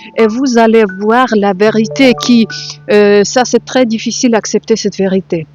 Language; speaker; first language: French; non-native, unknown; Ukrainian